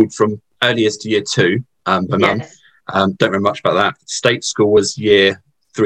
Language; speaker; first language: English; native; English